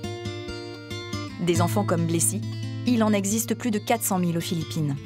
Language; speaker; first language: French; native; French